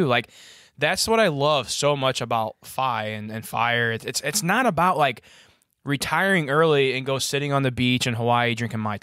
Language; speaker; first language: English; native; English